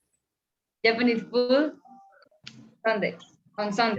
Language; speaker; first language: English; non-native, learner; Spanish